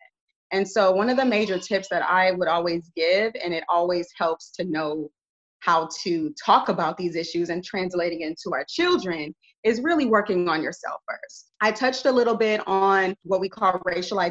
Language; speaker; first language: English; native; English